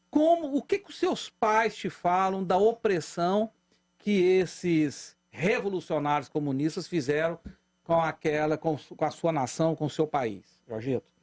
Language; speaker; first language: Portuguese; native; Portuguese